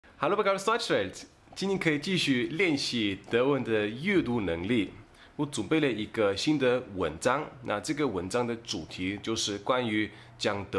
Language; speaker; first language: German; non-native, fluent; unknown